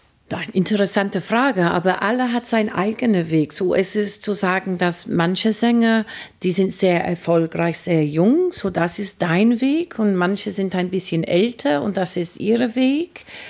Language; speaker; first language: German; non-native, fluent; English